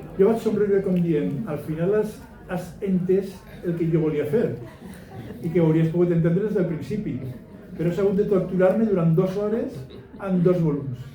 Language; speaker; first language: Catalan; non-native, local second language; Spanish